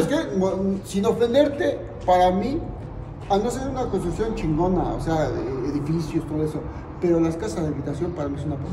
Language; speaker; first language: Spanish; native; Spanish